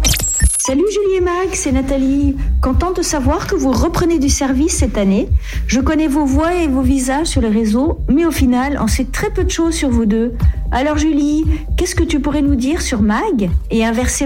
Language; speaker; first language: French; native; French